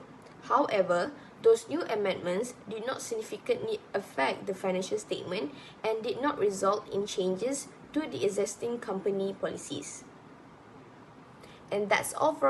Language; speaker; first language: English; non-native, local second language; Malay